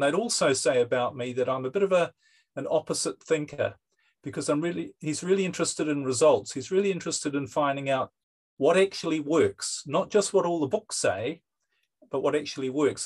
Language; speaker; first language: English; native; English